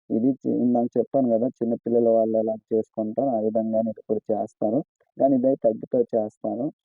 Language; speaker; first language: Telugu; non-native, local second language; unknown